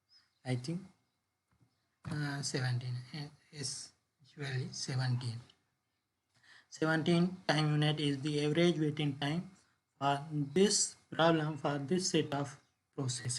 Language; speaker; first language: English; non-native, local second language; Urdu